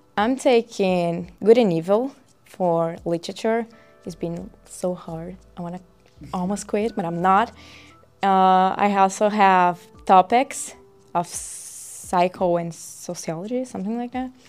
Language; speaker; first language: English; non-native, fluent; Portuguese